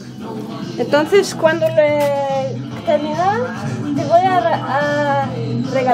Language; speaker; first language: Spanish; non-native, fluent; Swedish